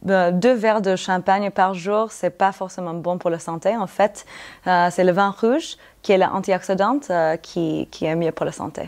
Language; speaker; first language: French; non-native, fluent; English